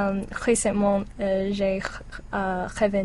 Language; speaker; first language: French; non-native, learner; English